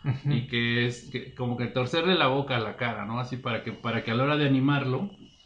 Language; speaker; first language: Spanish; native; Spanish